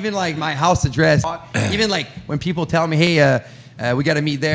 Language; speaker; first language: English; non-native, fluent; French